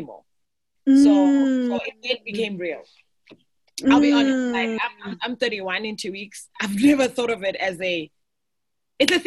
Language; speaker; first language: English; non-native, local second language; Xhosa